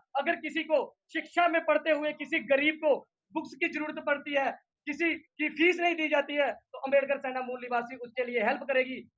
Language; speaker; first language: Hindi; non-native, local second language; Dogri